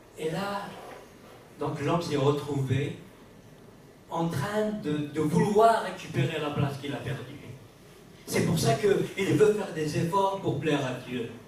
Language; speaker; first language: French; non-native, local second language; Kabyle